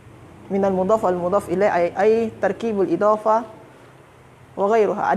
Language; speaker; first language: Arabic; non-native, fluent; Malay